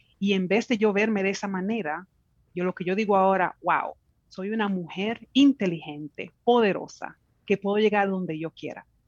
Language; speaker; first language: Spanish; native; Spanish